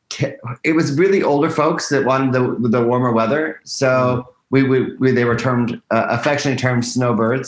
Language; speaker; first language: English; native; English